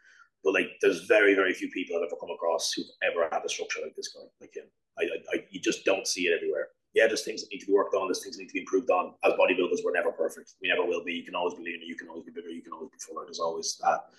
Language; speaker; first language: English; native; English